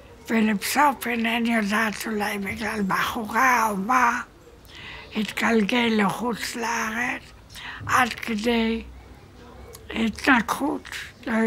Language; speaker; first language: Hebrew; non-native, fluent; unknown